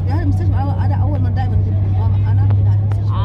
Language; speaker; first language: Arabic; native; Arabic